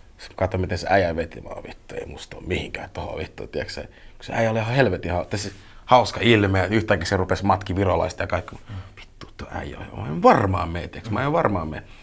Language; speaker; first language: Finnish; early bilingual, other home language; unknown